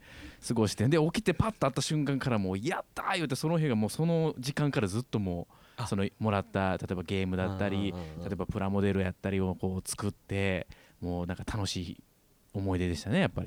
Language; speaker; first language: Japanese; native; Japanese